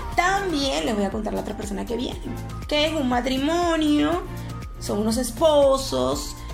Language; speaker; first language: Spanish; native; Spanish